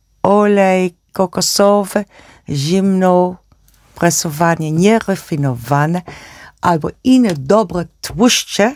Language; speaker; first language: Polish; non-native, learner; Dutch